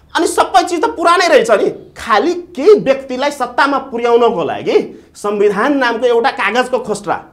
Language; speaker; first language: Nepali; non-native, local second language; Maithili